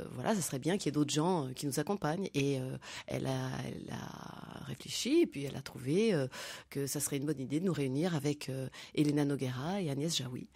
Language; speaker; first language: French; native; French